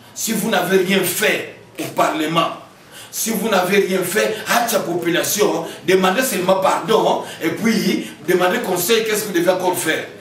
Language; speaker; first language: French; non-native, local second language; Kongo